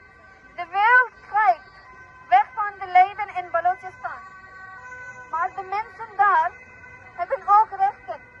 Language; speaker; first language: Dutch; non-native, fluent; Baluchi